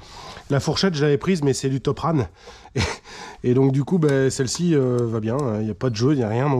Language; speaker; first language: French; native; French